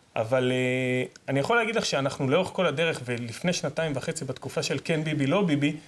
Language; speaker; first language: Hebrew; native; Hebrew